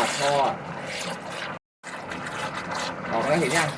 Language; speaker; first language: Thai; native; Thai